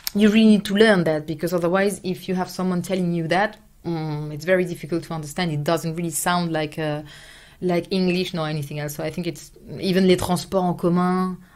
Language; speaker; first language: English; non-native, fluent; French